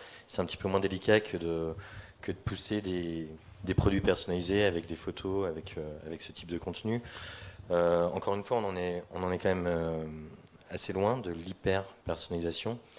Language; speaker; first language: French; native; French